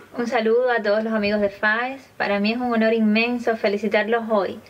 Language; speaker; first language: Spanish; native; Spanish